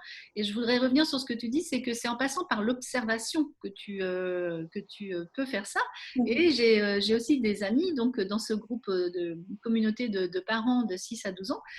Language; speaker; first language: French; native; French